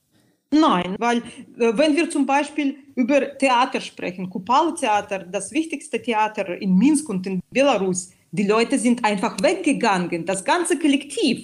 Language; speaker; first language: German; non-native, fluent; Russian